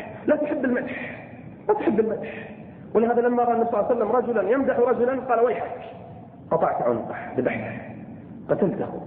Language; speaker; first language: Arabic; native; Arabic